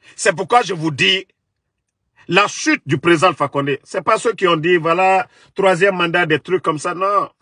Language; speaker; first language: French; non-native, local second language; Mandingo